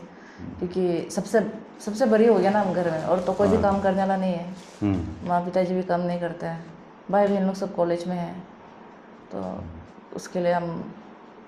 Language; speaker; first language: Hindi; non-native, local second language; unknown